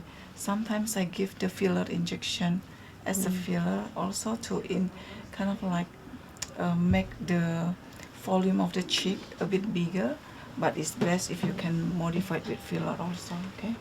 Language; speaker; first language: English; non-native, fluent; Indonesian